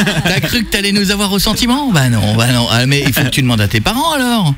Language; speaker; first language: French; native; French